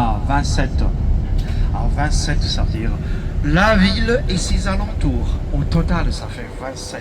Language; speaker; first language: French; non-native, fluent; Chinese